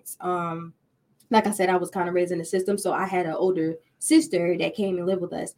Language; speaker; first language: English; native; English